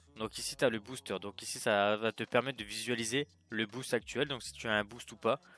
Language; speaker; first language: French; native; French